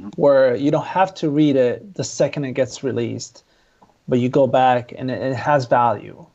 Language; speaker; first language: English; non-native, fluent; Italian